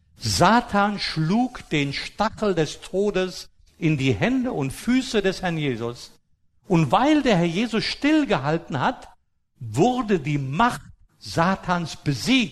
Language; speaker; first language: German; native; German